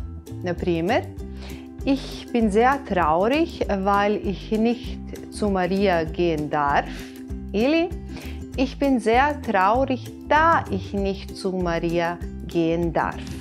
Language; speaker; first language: German; non-native, fluent; Bosnian